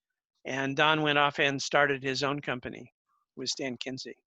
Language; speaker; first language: English; native; English